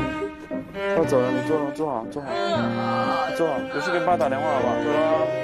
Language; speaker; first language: Chinese; native; Chinese